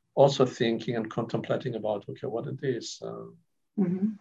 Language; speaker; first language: English; non-native, fluent; Kurdish